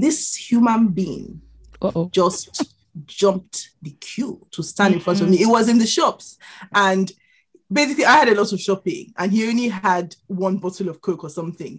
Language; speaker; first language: English; non-native, local second language; Igbo